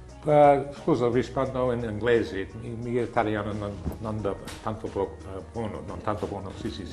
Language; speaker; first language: Italian; non-native, learner; English